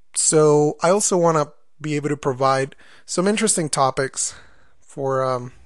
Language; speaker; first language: English; non-native, fluent; Spanish